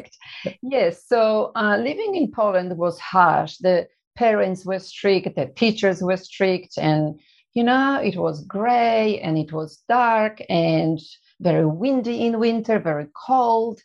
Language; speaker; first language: English; non-native, fluent; Polish